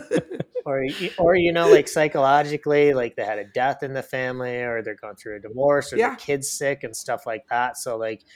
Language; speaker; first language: English; native; English